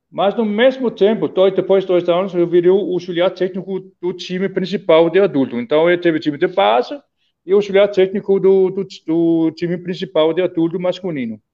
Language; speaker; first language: Portuguese; non-native, fluent; Danish